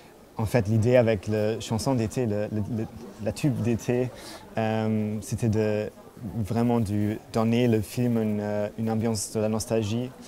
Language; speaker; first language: French; non-native, fluent; German